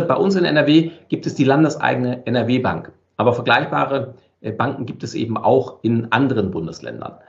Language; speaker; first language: German; native; German